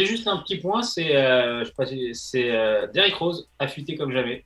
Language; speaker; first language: French; native; French